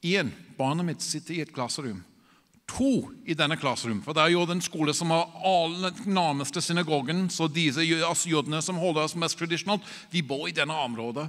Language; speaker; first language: Norwegian; non-native, fluent; English